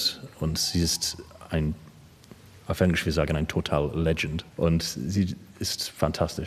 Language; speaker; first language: German; non-native, learner; English